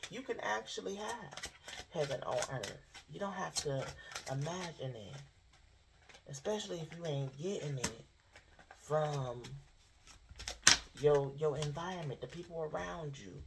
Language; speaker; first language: English; native; English